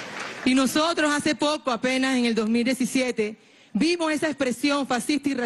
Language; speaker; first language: Spanish; native; Spanish